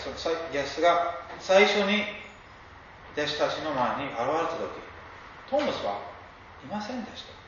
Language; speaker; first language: Japanese; non-native, fluent; English